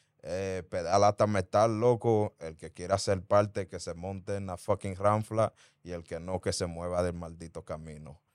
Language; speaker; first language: Spanish; early bilingual, heritage; Spanish